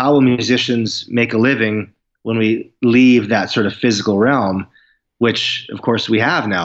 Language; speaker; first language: English; native; English